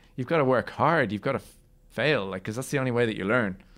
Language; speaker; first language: English; native; English